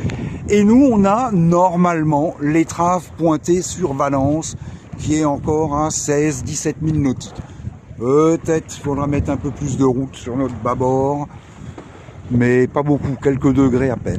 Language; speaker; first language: French; native; French